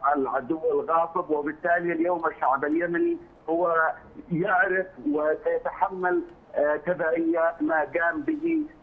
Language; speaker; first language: Arabic; native; Arabic